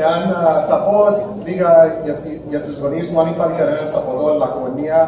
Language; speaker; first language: Greek; early bilingual, heritage; Greek